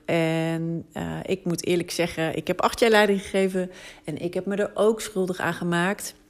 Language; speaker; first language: Dutch; native; Dutch